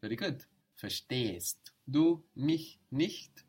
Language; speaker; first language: German; non-native, fluent; English